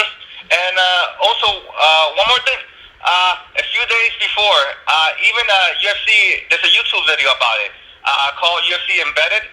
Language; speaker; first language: English; native; English